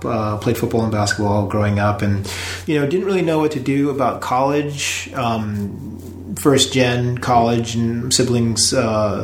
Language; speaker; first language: English; native; English